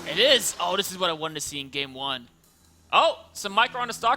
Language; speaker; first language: English; native; English